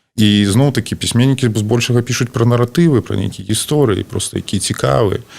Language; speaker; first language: Belarusian; non-native, local second language; Russian